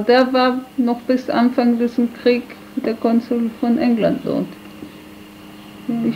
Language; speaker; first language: German; non-native, fluent; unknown